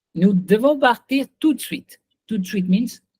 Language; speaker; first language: French; non-native, fluent; Hindi